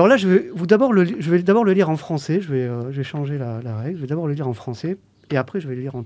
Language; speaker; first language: French; native; French